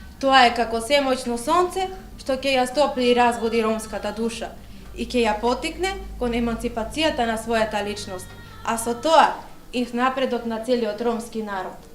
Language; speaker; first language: Macedonian; non-native, local second language; Romany